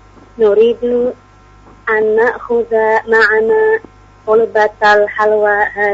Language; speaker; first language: Arabic; non-native, learner; Indonesian